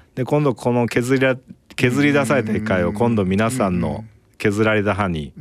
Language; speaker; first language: Japanese; native; Japanese